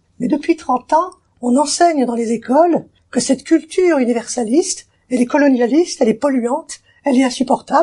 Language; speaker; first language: French; native; French